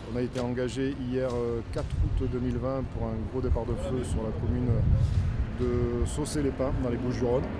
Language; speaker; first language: French; native; French